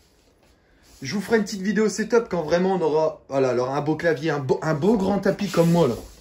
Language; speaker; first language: French; native; French